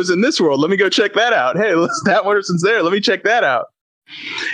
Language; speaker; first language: English; native; English